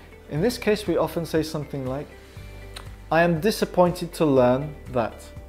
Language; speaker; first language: English; native; English